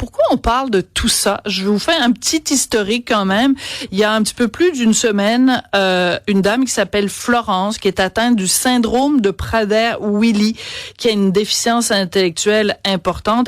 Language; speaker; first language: French; native; French